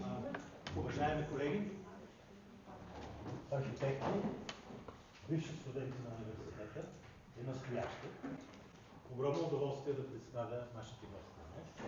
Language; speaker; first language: Bulgarian; native; Bulgarian